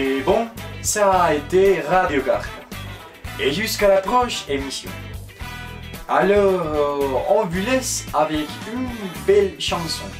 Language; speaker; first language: French; non-native, learner; Spanish